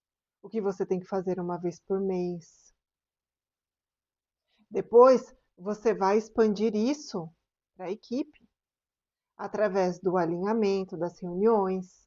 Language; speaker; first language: Portuguese; native; Portuguese